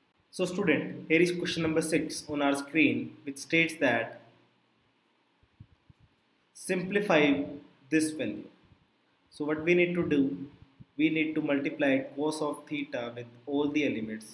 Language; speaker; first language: English; non-native, local second language; Hindi